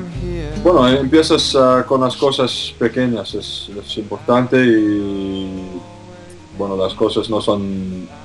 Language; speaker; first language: Spanish; non-native, fluent; English